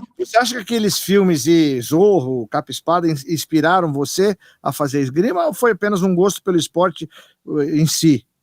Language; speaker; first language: Portuguese; native; Portuguese